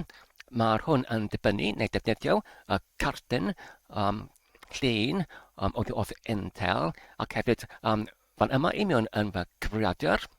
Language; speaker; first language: Welsh; non-native, learner; English